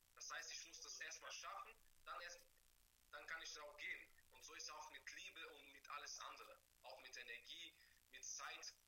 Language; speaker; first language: German; non-native, fluent; Bulgarian